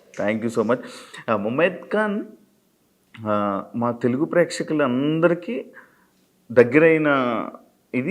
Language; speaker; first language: Telugu; native; Telugu